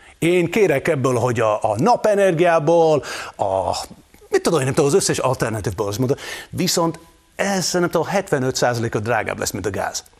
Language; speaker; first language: Hungarian; non-native, fluent; English